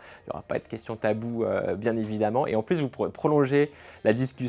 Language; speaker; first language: French; native; French